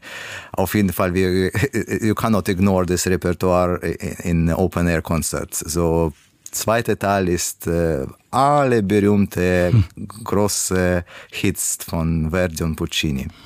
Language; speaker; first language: German; non-native, learner; Russian